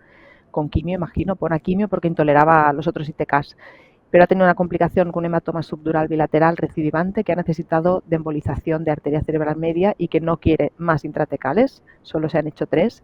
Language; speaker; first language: Spanish; native; Spanish